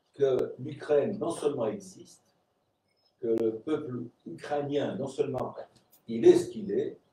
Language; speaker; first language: French; non-native, fluent; Romanian